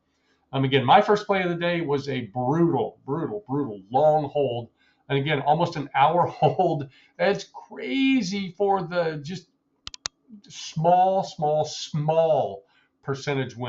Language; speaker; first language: English; native; English